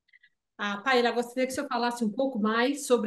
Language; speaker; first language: Portuguese; early bilingual, heritage; Portuguese